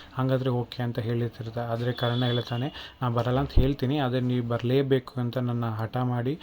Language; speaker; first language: Kannada; native; Kannada